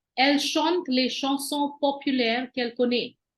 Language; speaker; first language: French; non-native, fluent; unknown